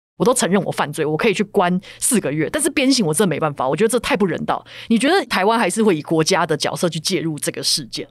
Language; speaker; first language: Chinese; native; Chinese